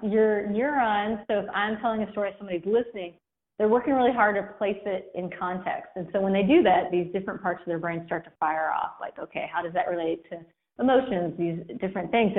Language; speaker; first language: English; native; English